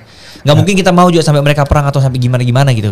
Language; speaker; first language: Indonesian; native; Indonesian